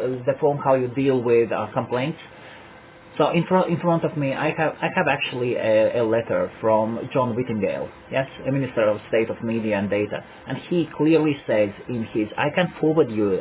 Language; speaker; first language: English; non-native, fluent; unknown